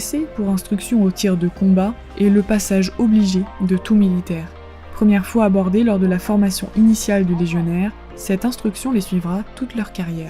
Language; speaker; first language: French; native; French